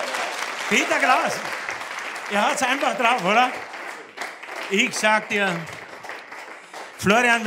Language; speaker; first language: German; native; German